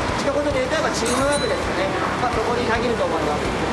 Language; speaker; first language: Japanese; native; Japanese